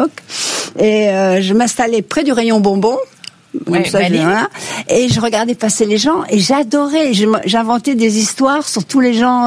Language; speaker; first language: French; native; French